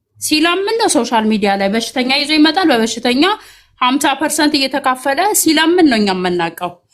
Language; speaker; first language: Amharic; native; Amharic